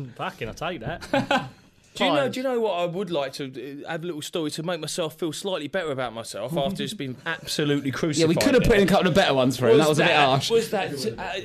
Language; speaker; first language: English; native; English